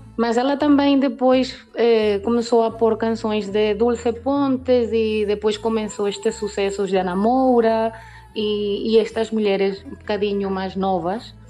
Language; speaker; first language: Portuguese; early bilingual, other home language; Spanish